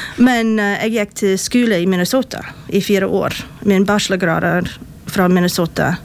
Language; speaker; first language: Norwegian; non-native, fluent; English